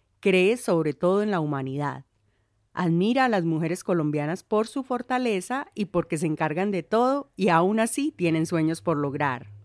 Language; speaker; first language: Spanish; native; Spanish